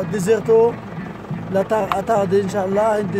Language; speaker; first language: Portuguese; non-native, learner; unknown